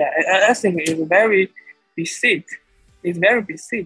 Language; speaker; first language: English; non-native, learner; Chinese